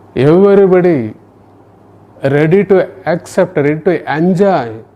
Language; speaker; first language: English; non-native, local second language; Kannada